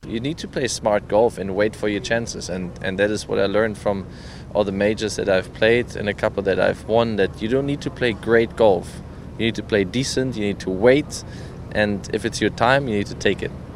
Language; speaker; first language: English; non-native, fluent; German